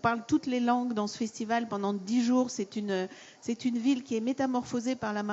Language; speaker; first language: French; native; French